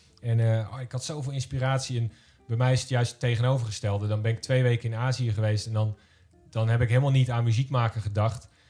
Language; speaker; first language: Dutch; native; Dutch